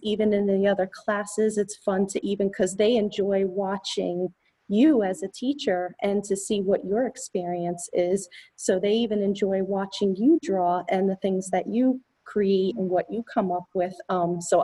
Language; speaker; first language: English; native; English